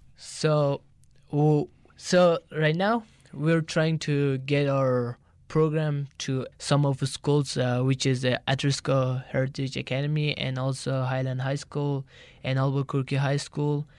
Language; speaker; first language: English; non-native, learner; Turkish